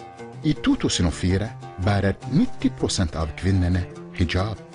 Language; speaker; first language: Norwegian; non-native, fluent; Arabic